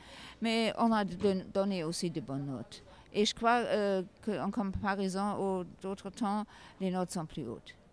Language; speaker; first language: French; non-native, learner; German